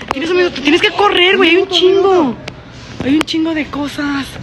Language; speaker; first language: Spanish; native; Spanish